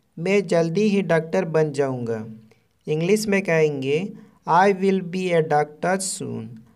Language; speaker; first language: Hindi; non-native, local second language; Santali